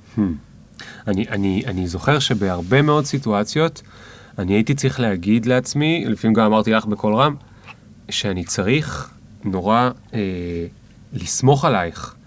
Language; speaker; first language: Hebrew; native; Hebrew